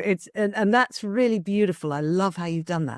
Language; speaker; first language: English; native; English